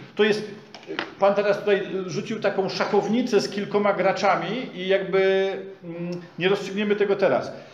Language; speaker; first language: Polish; native; Polish